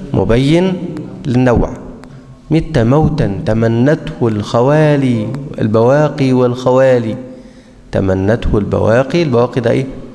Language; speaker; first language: Arabic; native; Arabic